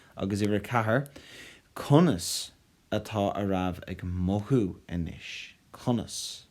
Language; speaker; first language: Irish; non-native, local second language; English